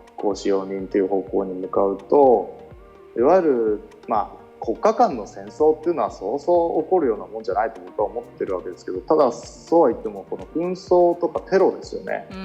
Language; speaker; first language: Japanese; native; Japanese